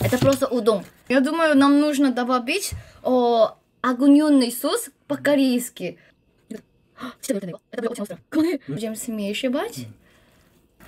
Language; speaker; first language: Russian; non-native, learner; Korean